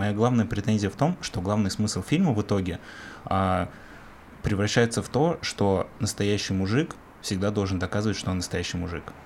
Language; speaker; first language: Russian; native; Russian